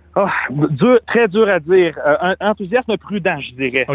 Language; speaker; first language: French; native; French